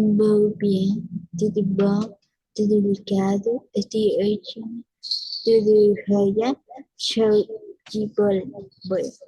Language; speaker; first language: Portuguese; non-native, learner; Spanish